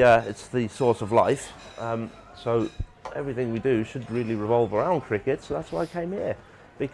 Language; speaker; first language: English; native; English